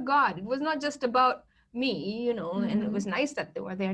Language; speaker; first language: English; non-native, local second language; Kikuyu